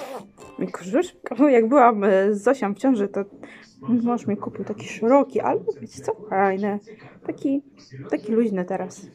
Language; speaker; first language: Polish; native; Polish